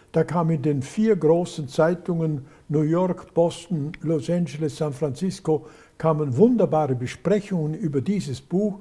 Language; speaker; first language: German; native; German